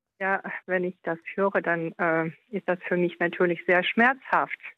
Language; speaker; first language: German; non-native, fluent; Ukrainian